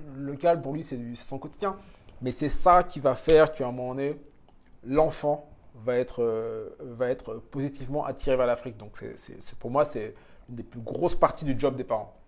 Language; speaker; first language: French; early bilingual, other home language; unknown